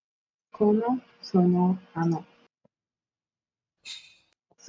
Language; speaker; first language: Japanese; non-native, learner; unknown